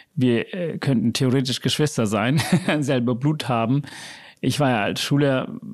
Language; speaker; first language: German; early bilingual, other home language; Sinhala